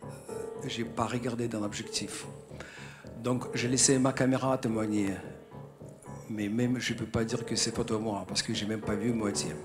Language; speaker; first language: French; non-native, fluent; Russian